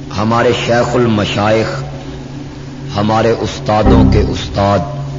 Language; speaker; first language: Urdu; native; Urdu